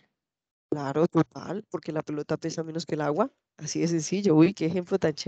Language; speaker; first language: Spanish; native; Spanish